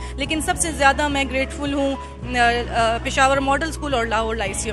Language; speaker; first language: Urdu; native; Urdu